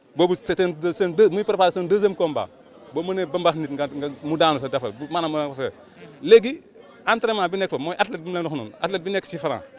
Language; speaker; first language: Wolof; non-native, local second language; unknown